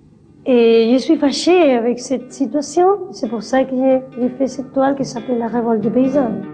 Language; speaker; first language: French; non-native, learner; Spanish